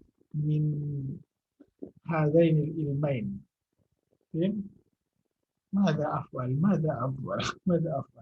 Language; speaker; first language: Arabic; non-native, fluent; Indonesian